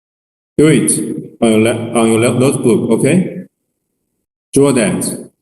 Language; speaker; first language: English; non-native, learner; Chinese